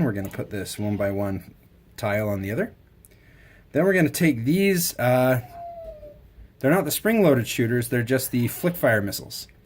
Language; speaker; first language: English; native; English